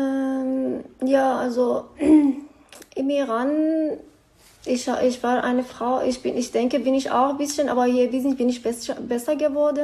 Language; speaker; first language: German; non-native, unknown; Persian